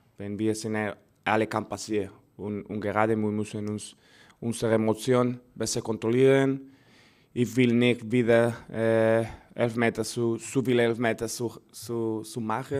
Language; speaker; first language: German; non-native, learner; Spanish